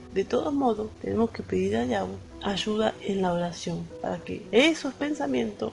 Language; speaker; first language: Spanish; native; Spanish